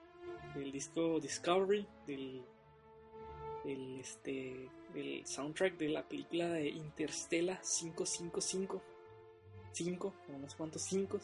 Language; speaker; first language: Spanish; native; Spanish